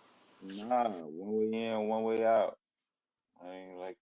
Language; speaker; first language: English; native; English